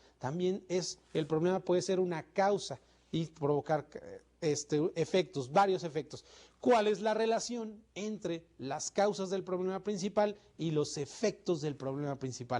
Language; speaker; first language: Spanish; native; Spanish